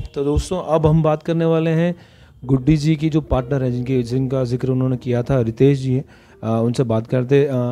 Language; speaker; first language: Hindi; native; Hindi